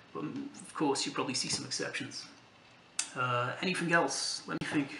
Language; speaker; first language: English; native; English